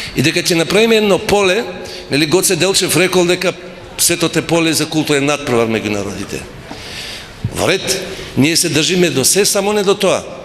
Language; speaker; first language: Macedonian; non-native, local second language; Albanian